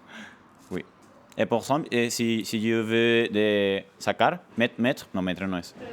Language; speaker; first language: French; non-native, learner; Spanish